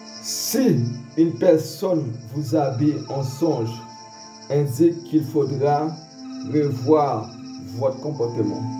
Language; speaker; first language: French; non-native, local second language; Haitian Creole